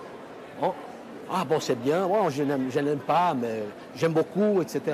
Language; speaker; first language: French; non-native, fluent; Portuguese